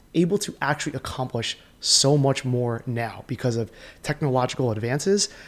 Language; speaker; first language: English; native; English